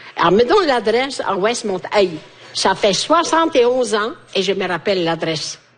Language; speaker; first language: French; non-native, fluent; Italian